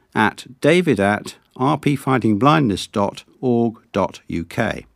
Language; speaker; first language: English; native; English